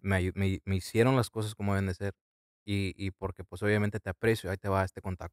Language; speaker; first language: Spanish; early bilingual, heritage; Spanish